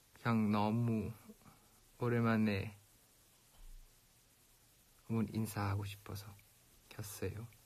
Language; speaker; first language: Korean; non-native, fluent; Thai